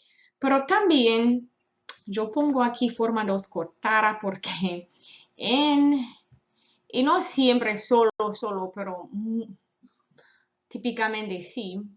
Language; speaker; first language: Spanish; non-native, fluent; English